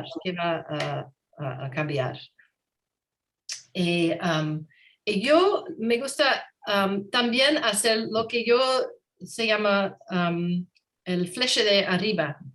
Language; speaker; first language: Spanish; non-native, learner; English